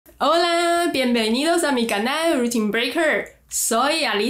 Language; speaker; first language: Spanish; non-native, fluent; Chinese